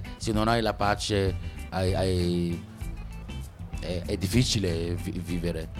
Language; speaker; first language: Italian; non-native, local second language; Wolof